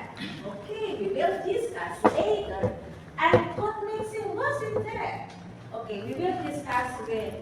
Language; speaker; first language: English; non-native, fluent; Indonesian